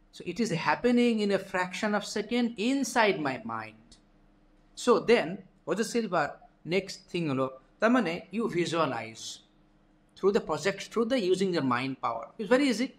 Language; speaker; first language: English; non-native, local second language; Bangla